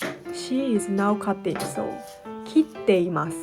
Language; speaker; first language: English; non-native, learner; Japanese